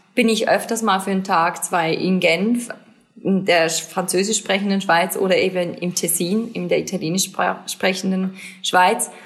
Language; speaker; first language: German; native; German